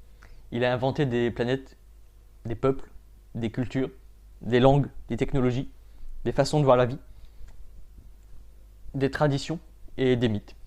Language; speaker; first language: French; native; French